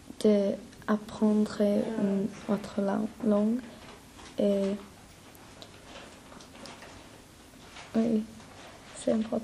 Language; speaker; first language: French; non-native, learner; English